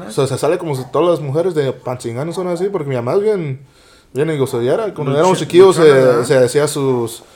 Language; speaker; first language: Spanish; early bilingual, heritage; Spanish